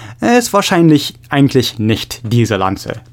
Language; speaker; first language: German; non-native, fluent; English